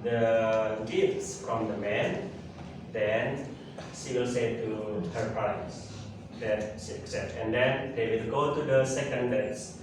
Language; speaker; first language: English; non-native, learner; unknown